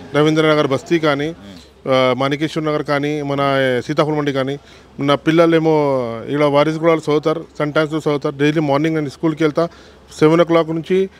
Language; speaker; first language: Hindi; non-native, local second language; Urdu